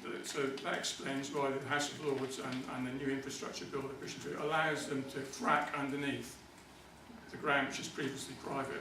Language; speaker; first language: English; native; English